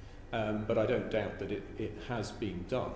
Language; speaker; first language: English; native; English